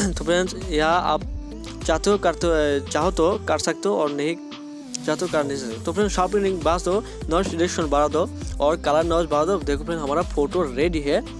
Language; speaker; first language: Hindi; non-native, local second language; Bangla